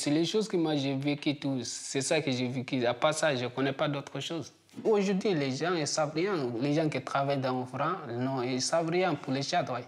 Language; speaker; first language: French; non-native, learner; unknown